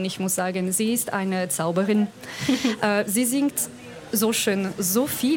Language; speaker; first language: German; non-native, fluent; French